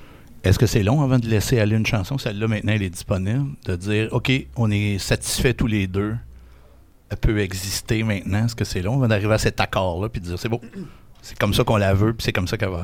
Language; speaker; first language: French; native; French